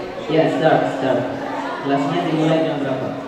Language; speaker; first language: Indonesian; non-native, fluent; Arabic